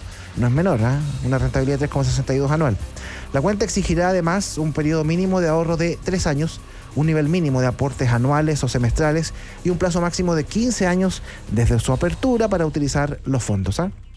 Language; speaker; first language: Spanish; native; Spanish